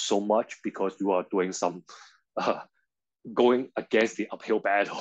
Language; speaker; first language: English; non-native, local second language; Cantonese